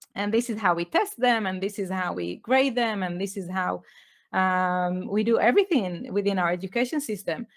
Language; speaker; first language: English; non-native, fluent; Hebrew